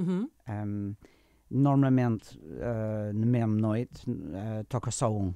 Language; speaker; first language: Portuguese; non-native, learner; English